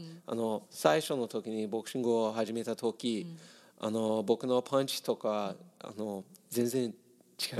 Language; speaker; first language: Japanese; non-native, learner; English